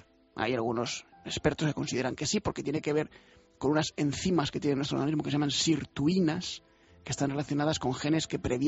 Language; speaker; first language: Spanish; native; Spanish